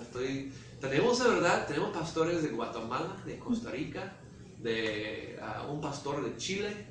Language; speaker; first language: Spanish; early bilingual, heritage; English